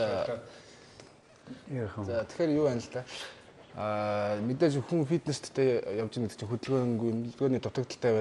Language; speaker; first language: Mongolian; native; Mongolian